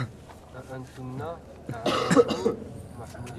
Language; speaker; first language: Arabic; non-native, learner; French